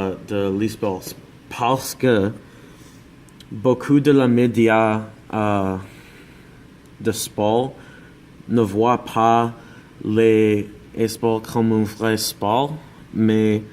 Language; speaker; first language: French; non-native, learner; English